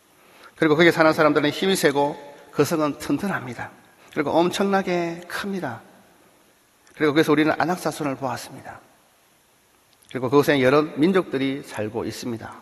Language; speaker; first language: Korean; native; Korean